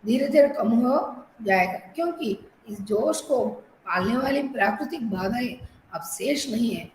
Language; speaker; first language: Hindi; non-native, local second language; Telugu